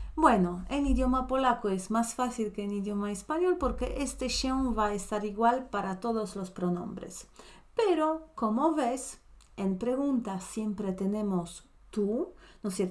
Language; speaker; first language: Spanish; non-native, fluent; Polish